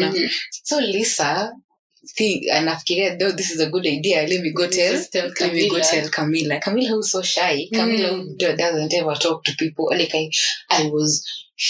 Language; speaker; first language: English; non-native, local second language; Swahili